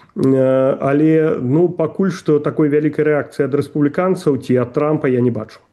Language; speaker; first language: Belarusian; non-native, local second language; Russian